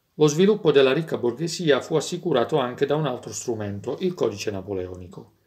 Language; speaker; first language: Italian; native; Italian